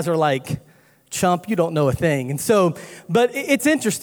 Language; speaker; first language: English; native; English